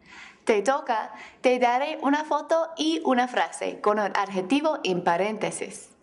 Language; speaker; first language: Spanish; non-native, fluent; English